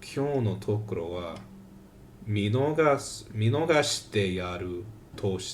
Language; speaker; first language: Japanese; non-native, learner; English